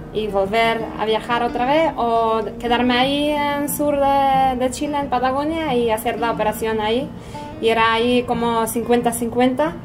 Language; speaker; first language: Spanish; non-native, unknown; Macedonian